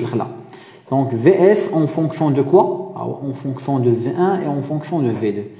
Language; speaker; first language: French; non-native, local second language; Arabic